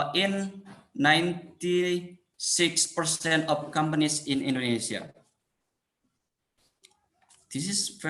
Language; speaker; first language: English; non-native, fluent; Indonesian